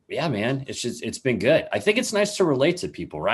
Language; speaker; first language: English; native; English